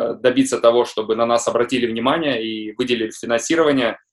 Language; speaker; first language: Russian; native; Russian